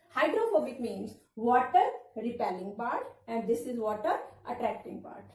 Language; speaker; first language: English; non-native, local second language; Punjabi